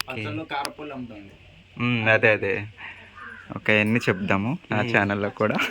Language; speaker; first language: Telugu; native; Telugu